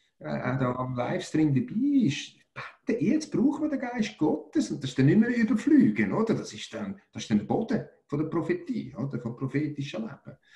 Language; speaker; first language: German; native; German